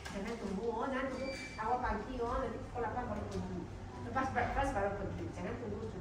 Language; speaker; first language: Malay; non-native, local second language; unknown